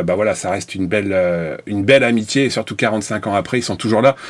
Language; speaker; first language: French; native; French